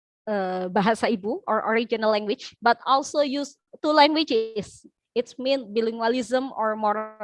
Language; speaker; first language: English; non-native, learner; Indonesian